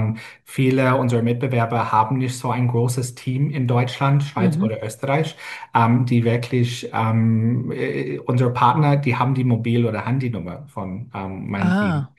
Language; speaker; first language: German; non-native, fluent; English